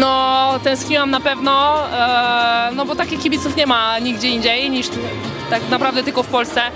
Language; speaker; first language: Polish; early bilingual, heritage; Polish